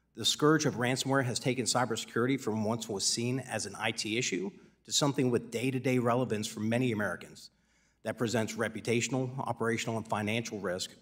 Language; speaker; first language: English; native; English